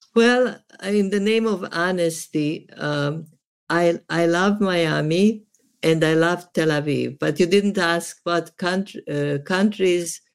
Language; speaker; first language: English; non-native, fluent; Serbian